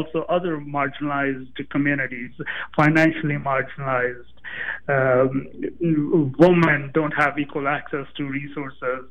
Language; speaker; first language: English; non-native, local second language; Punjabi